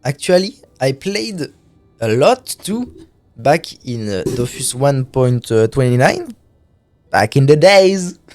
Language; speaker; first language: English; non-native, fluent; French